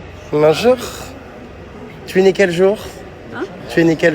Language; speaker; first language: French; native; French